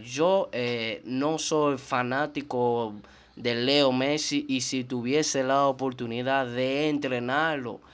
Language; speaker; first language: Spanish; native; Spanish